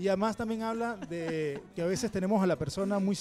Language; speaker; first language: Spanish; native; Spanish